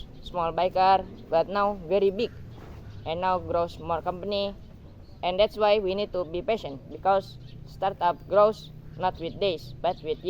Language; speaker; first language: English; non-native, learner; Indonesian